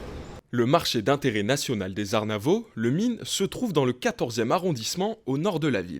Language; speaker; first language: French; native; French